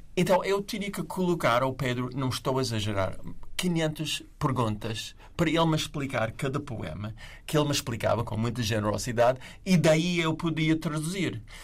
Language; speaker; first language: Portuguese; non-native, fluent; English